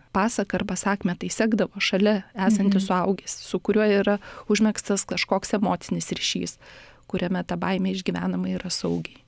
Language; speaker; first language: Lithuanian; native; Lithuanian